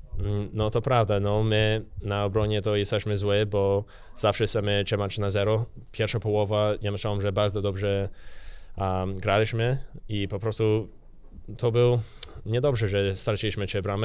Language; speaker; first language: Polish; early bilingual, heritage; English